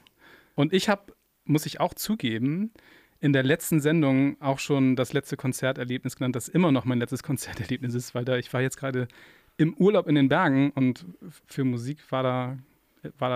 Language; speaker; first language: German; native; German